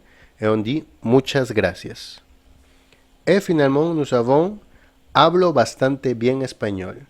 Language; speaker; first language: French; non-native, fluent; Spanish